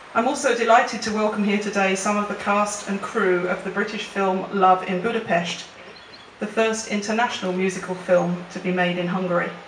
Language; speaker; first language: English; native; English